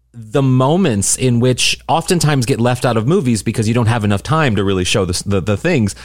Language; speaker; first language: English; native; English